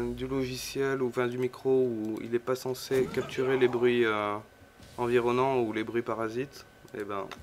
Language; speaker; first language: French; native; French